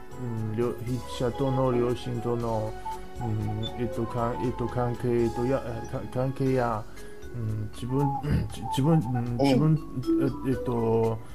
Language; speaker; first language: Japanese; non-native, learner; Chinese